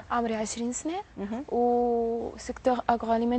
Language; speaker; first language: Arabic; early bilingual, heritage; English